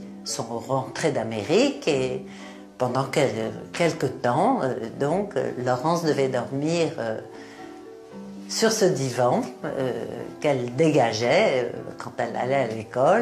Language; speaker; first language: French; native; French